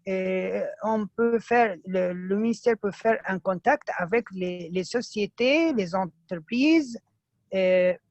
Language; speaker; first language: French; non-native, fluent; Arabic